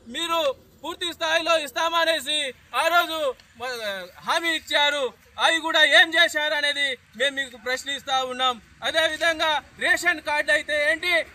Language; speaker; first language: Telugu; non-native, local second language; Lambadi